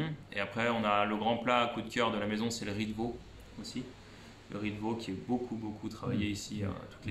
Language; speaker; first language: French; native; French